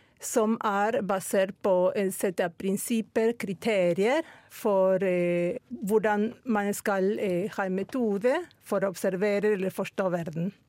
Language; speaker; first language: Norwegian; non-native, fluent; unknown